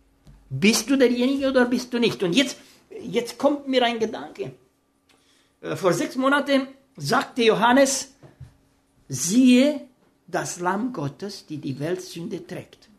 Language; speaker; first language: German; non-native, fluent; Romanian